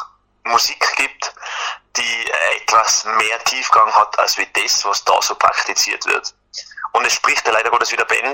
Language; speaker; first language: German; native; German